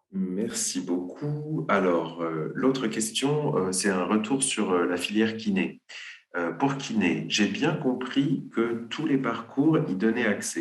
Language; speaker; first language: French; native; French